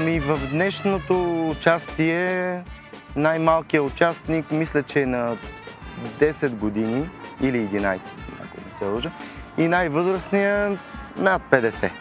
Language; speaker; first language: Bulgarian; early bilingual, heritage; Bulgarian